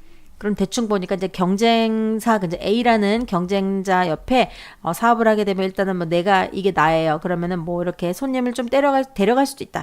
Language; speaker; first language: Korean; native; Korean